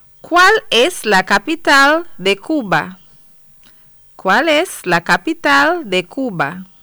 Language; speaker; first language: Spanish; non-native, fluent; English